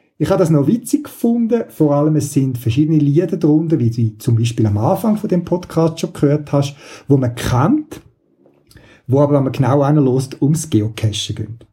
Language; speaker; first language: German; native; German